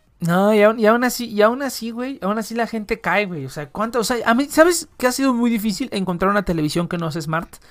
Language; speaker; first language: Spanish; native; Spanish